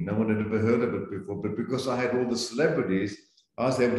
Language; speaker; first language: English; native; English